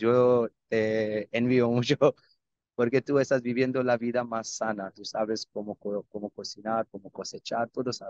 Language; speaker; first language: Spanish; non-native, learner; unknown